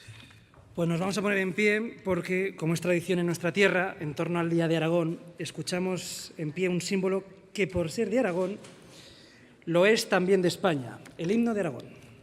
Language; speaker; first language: Spanish; native; Spanish